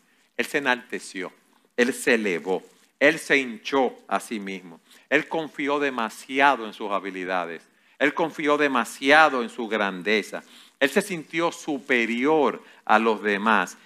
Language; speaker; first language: Spanish; native; Spanish